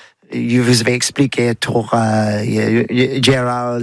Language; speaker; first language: French; non-native, learner; English